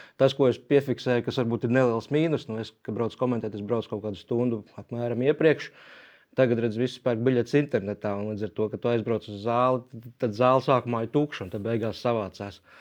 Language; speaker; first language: Latvian; native; Latvian